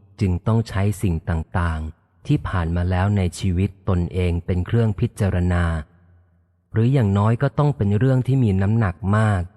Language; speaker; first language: Thai; native; Thai